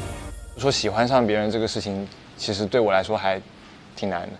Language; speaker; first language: Chinese; native; Chinese